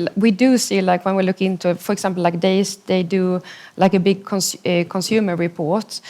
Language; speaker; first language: English; non-native, fluent; Swedish